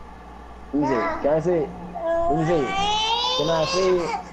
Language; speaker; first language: English; native; English